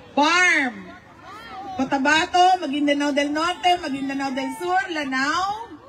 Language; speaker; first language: Filipino; non-native, local second language; Cebuano